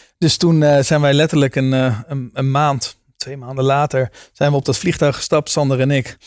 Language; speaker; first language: Dutch; native; Dutch